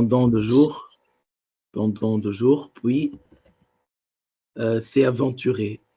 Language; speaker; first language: French; non-native, learner; Arabic